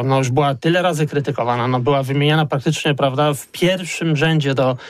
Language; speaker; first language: Polish; native; Polish